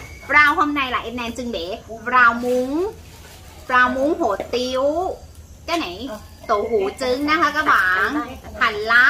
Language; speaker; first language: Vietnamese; non-native, learner; Thai